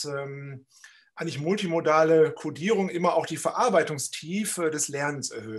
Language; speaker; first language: German; native; German